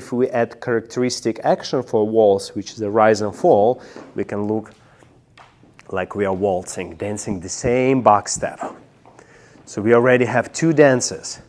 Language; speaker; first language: English; non-native, fluent; Russian